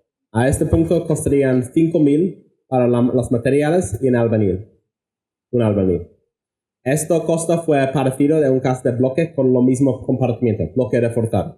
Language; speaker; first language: Spanish; non-native, fluent; English